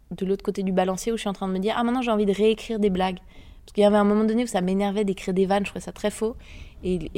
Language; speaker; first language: French; native; French